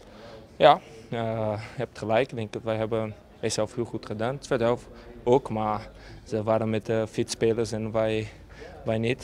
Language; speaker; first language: Dutch; non-native, fluent; Portuguese